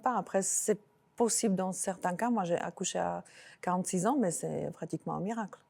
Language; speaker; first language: French; non-native, fluent; Slovak